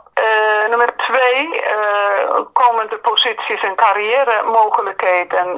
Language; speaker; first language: Dutch; non-native, fluent; Icelandic